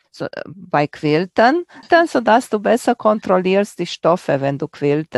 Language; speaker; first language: German; non-native, fluent; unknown